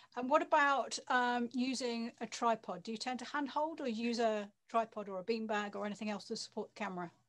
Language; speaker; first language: English; native; English